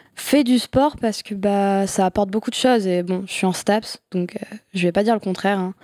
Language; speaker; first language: French; native; French